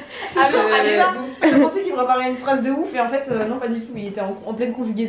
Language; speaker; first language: French; native; French